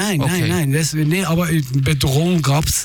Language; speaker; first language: German; non-native, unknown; Persian